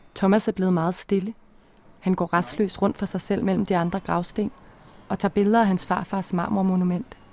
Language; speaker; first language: Danish; native; Danish